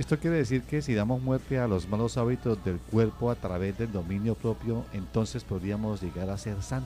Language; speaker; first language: Spanish; native; Spanish